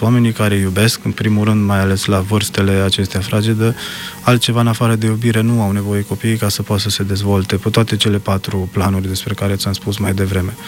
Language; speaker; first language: Romanian; early bilingual, heritage; Romanian